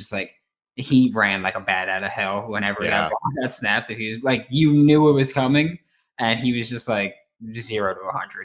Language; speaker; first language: English; native; English